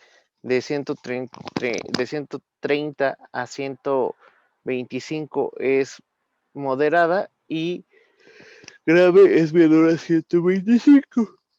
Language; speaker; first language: Spanish; native; Spanish